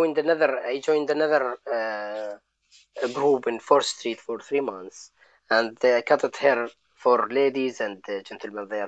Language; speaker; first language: English; non-native, learner; Arabic